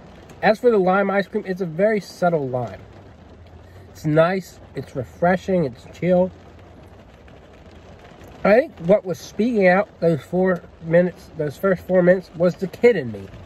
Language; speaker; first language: English; native; English